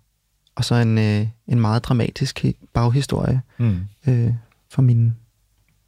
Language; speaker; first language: Danish; early bilingual, other home language; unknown